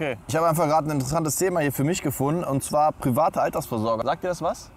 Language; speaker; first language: German; native; German